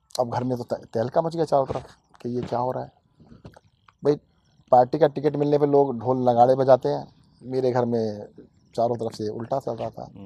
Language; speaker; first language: Hindi; native; Hindi